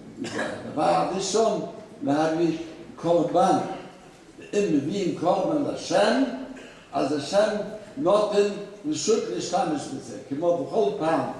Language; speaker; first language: Hebrew; non-native, fluent; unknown